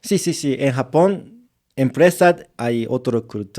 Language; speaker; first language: Spanish; non-native, learner; Japanese